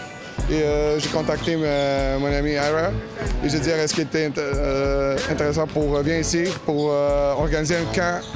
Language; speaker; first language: French; non-native, learner; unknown